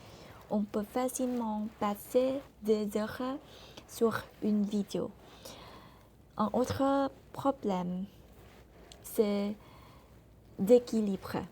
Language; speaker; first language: French; non-native, learner; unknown